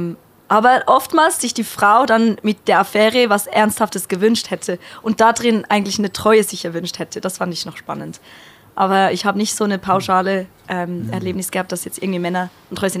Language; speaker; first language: German; native; German